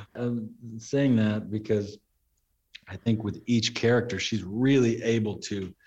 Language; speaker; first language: English; native; English